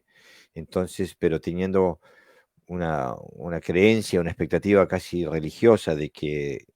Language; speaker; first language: Spanish; native; Spanish